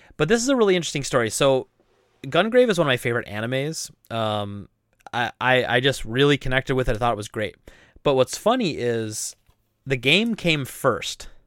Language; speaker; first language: English; native; English